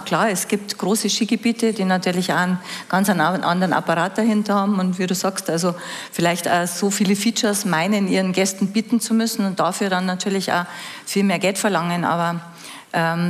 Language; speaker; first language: German; native; German